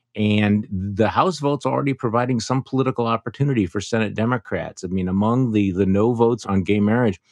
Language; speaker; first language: English; native; English